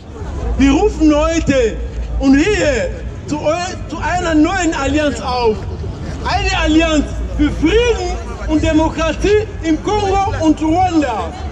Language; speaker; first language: German; non-native, fluent; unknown